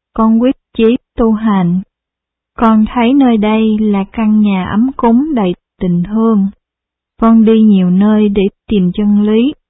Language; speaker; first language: Vietnamese; early bilingual, heritage; Vietnamese